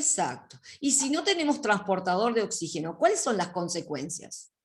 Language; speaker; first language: Spanish; native; Spanish